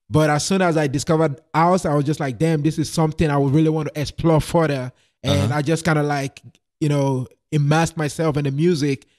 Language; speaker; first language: English; non-native, local second language; Yoruba